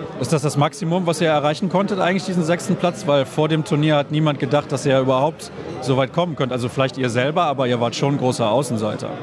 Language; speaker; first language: German; native; German